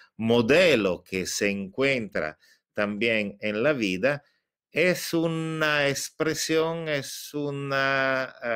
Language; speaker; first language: Spanish; non-native, fluent; Italian